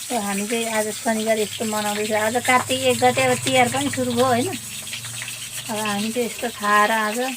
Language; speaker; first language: Nepali; non-native, local second language; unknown